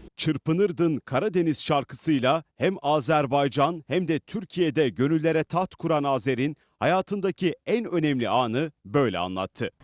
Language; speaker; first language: Turkish; native; Turkish